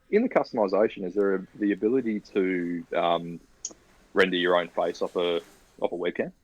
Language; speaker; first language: English; native; English